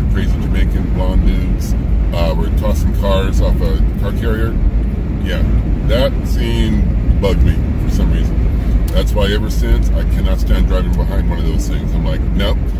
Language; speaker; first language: English; native; English